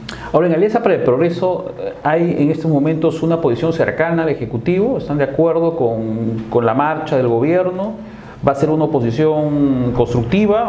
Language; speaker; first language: Spanish; native; Spanish